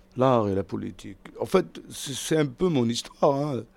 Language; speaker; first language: French; non-native, local second language; Arabic